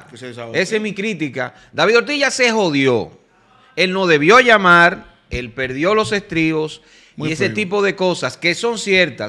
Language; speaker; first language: Spanish; native; Spanish